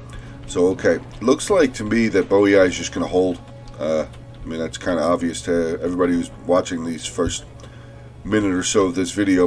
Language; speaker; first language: English; native; English